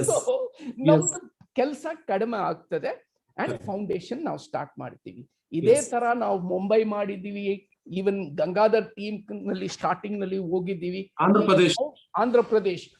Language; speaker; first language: Kannada; non-native, local second language; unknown